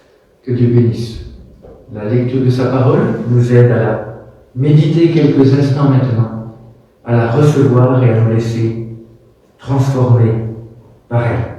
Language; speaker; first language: French; native; French